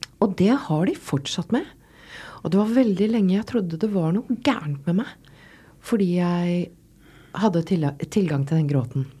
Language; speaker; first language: Norwegian; native; Norwegian